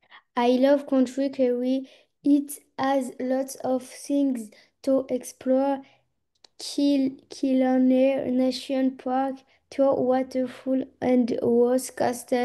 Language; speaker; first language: English; non-native, learner; French